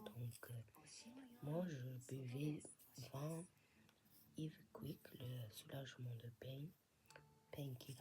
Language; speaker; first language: French; non-native, fluent; Japanese